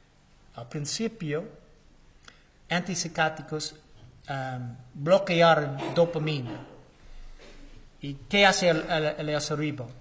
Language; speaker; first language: Spanish; non-native, learner; English